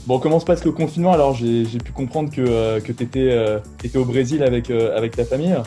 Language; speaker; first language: French; native; French